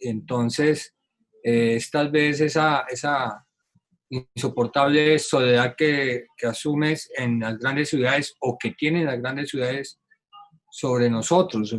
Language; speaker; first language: Spanish; native; Spanish